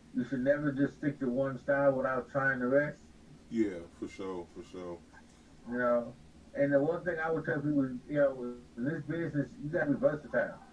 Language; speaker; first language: English; native; English